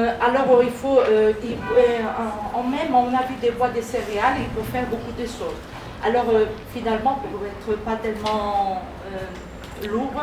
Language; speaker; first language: French; non-native, learner; Spanish